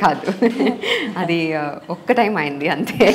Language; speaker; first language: Telugu; non-native, learner; Tamil